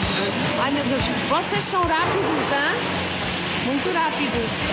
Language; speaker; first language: Portuguese; non-native, learner; French